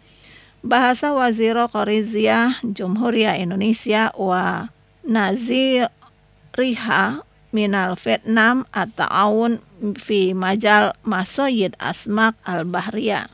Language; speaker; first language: Arabic; non-native, fluent; Indonesian